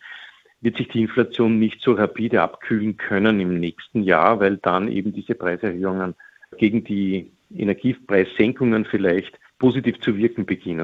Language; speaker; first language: German; native; German